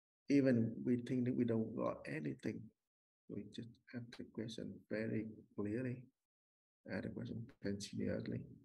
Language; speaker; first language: English; non-native, learner; Vietnamese